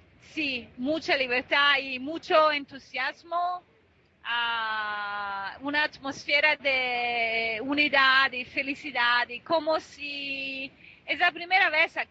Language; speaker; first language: Spanish; non-native, fluent; Italian